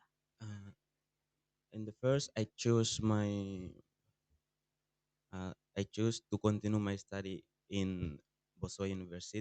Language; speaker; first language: English; non-native, learner; Tetum